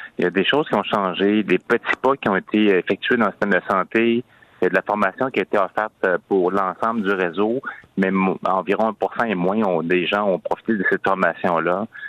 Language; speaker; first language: French; native; French